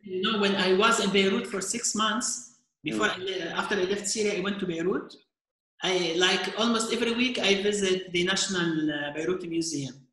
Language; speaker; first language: English; non-native, fluent; Arabic